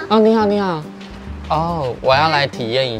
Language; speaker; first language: Chinese; non-native, fluent; Vietnamese